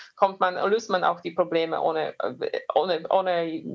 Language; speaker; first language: German; non-native, fluent; Polish